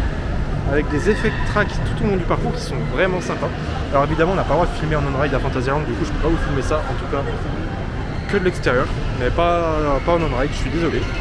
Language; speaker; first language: French; native; French